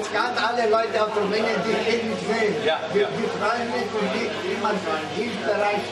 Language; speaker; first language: German; non-native, learner; Romanian